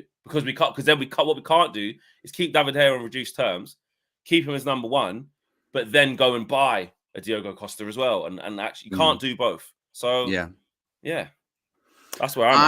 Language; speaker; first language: English; native; English